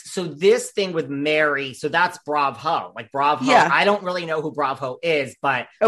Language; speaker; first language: English; native; English